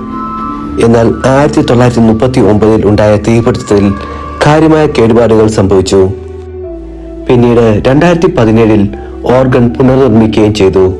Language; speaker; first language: Malayalam; native; Malayalam